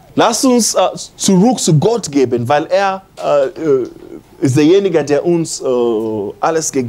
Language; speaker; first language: German; non-native, learner; English